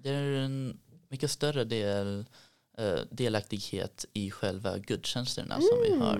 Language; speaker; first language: Swedish; early bilingual, heritage; Swedish